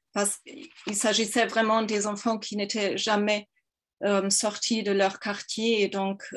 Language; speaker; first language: French; non-native, fluent; German